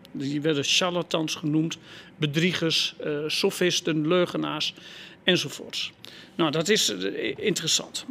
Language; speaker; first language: Dutch; native; Dutch